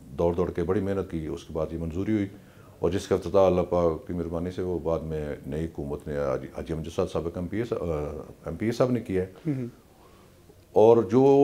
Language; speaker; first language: Urdu; non-native, local second language; Punjabi